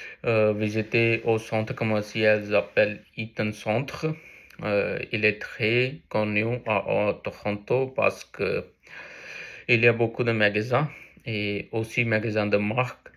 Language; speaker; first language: French; non-native, learner; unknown